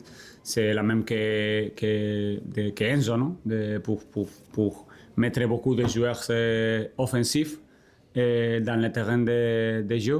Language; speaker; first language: French; non-native, learner; Spanish